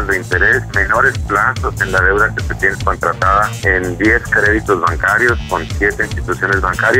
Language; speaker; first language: Spanish; native; Spanish